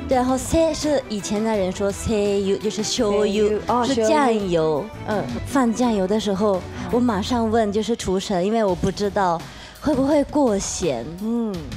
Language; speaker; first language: Chinese; non-native, fluent; Japanese